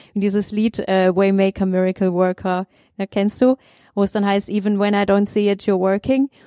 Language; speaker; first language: German; native; German